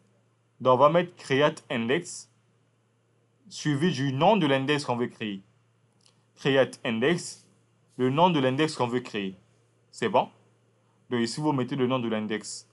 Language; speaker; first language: French; non-native, local second language; Lingala